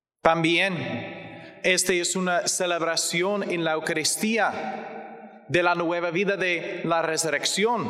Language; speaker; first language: Spanish; non-native, learner; English